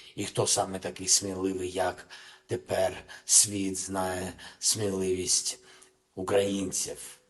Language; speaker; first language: Ukrainian; native; Ukrainian